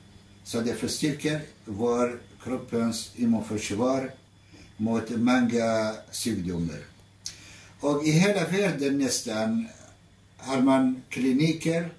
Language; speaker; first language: Norwegian; non-native, fluent; Arabic